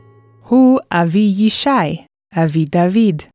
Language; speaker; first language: Hebrew; non-native, fluent; English